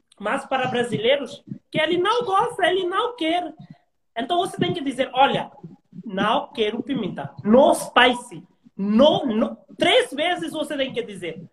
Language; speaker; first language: Portuguese; non-native, learner; Hindi